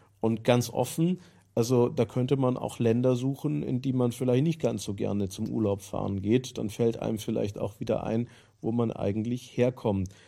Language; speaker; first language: German; native; German